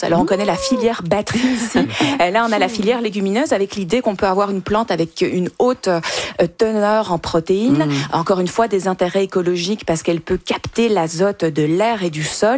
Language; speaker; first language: French; native; French